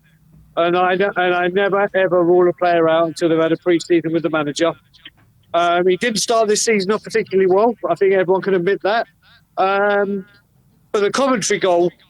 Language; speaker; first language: English; native; English